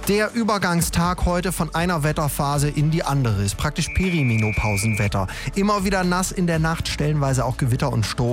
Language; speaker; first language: German; native; German